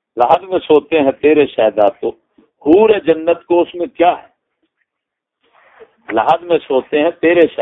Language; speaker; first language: Urdu; non-native, local second language; Punjabi